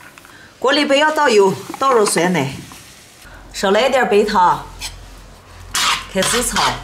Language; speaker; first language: Chinese; native; Chinese